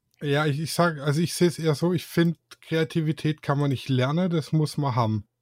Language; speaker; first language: German; native; German